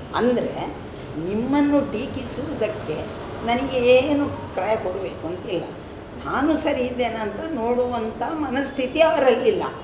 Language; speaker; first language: Kannada; non-native, local second language; Tulu